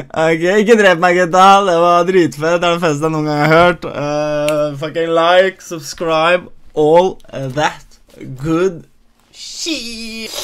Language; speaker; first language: Norwegian; early bilingual, other home language; Albanian